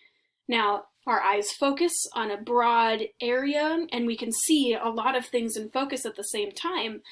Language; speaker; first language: English; native; English